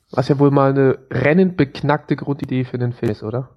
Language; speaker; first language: German; native; German